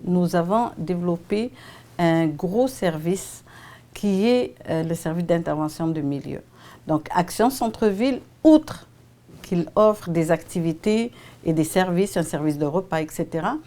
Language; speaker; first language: French; native; French